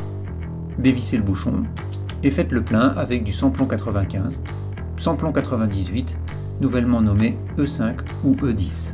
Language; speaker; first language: French; native; French